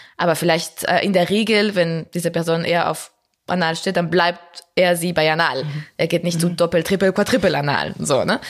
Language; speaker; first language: German; non-native, fluent; Spanish